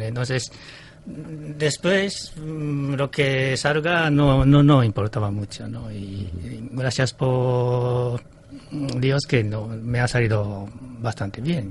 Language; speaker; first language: Spanish; non-native, fluent; Japanese